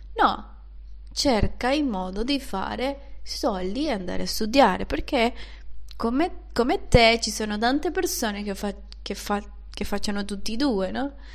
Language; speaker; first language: Italian; non-native, fluent; Spanish